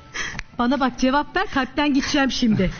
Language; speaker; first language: Turkish; native; Turkish